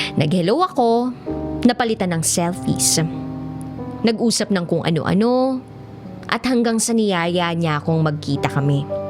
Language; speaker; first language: Filipino; native; Filipino